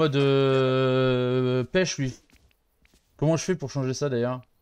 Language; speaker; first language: French; native; French